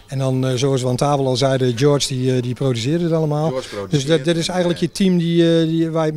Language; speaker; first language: Dutch; native; Dutch